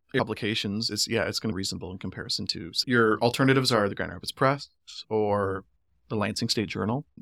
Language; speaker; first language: English; native; English